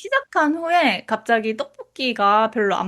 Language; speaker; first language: Korean; non-native, fluent; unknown